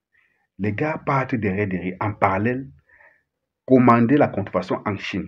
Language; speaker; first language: French; native; French